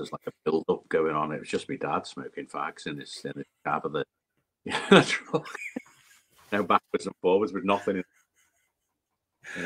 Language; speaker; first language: English; native; English